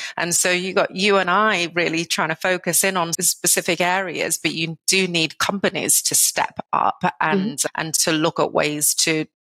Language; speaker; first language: English; native; English